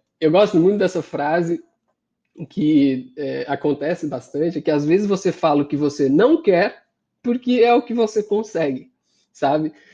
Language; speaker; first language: Portuguese; native; Portuguese